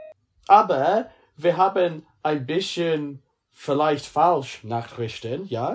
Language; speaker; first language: German; non-native, learner; English